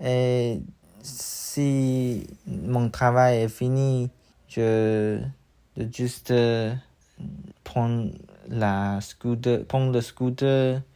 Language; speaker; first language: French; non-native, learner; Chinese